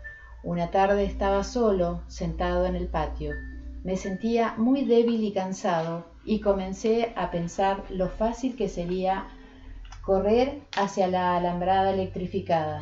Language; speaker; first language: Spanish; native; Spanish